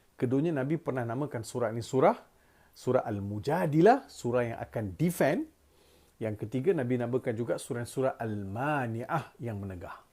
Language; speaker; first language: Malay; non-native, local second language; Tamil